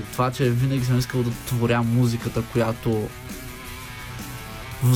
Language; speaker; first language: Bulgarian; native; Bulgarian